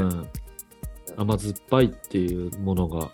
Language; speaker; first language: Japanese; native; Japanese